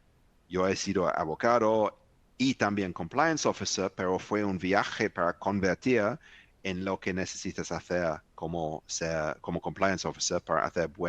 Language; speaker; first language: Spanish; non-native, fluent; English